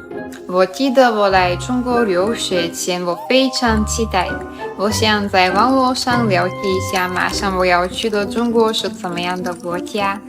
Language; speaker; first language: Chinese; non-native, fluent; Slovak